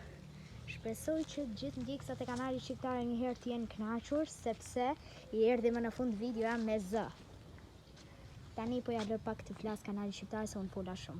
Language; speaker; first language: Albanian; early bilingual, heritage; Albanian